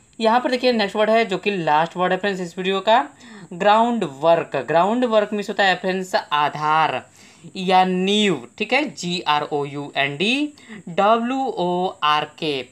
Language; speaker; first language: Hindi; native; Hindi